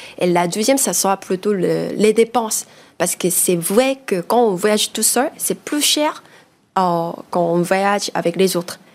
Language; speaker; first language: French; non-native, fluent; Korean